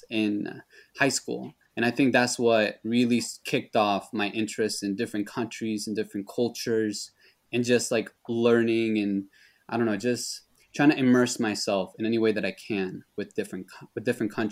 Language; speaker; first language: English; early bilingual, other home language; Spanish